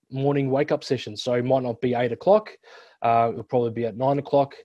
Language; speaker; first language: English; native; English